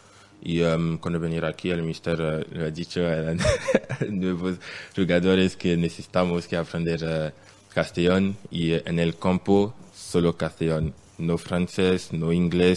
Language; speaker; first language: Spanish; non-native, learner; French